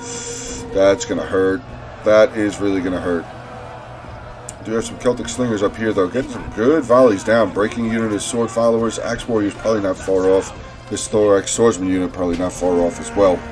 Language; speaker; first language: English; native; English